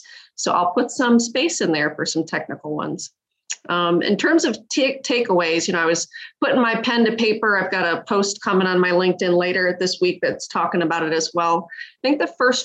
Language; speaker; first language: English; native; English